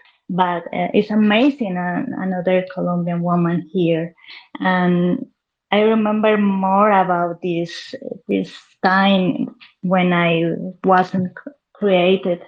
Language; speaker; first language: English; non-native, learner; Spanish